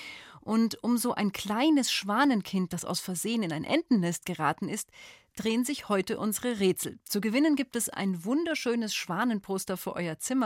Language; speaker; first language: German; native; German